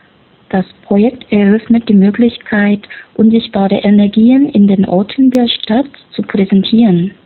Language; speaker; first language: German; non-native, fluent; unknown